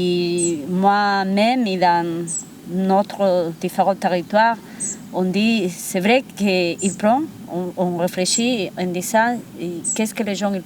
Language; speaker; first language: French; non-native, fluent; Spanish